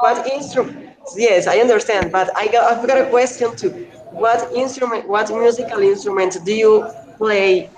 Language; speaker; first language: English; non-native, learner; Spanish